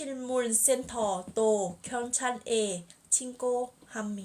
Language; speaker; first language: Korean; non-native, learner; Thai